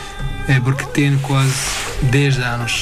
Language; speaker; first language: Portuguese; non-native, learner; Arabic